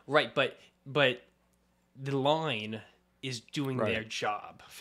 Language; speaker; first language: English; native; English